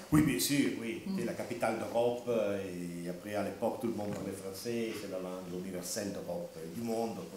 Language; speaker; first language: French; non-native, learner; Italian